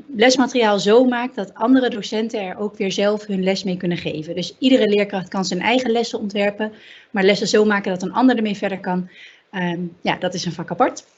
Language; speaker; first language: Dutch; native; Dutch